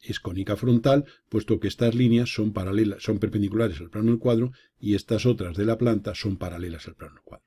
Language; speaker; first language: Spanish; native; Spanish